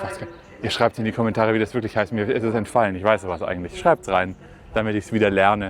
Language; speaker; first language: German; native; German